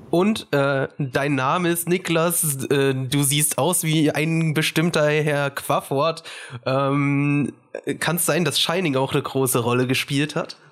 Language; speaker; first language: German; early bilingual, other home language; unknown